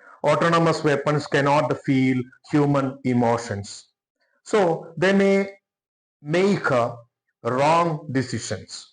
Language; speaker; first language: English; non-native, local second language; Malayalam